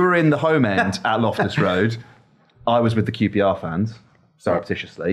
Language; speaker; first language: English; native; English